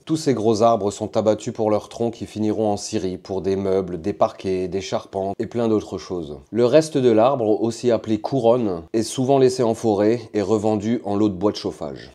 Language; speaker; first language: French; native; French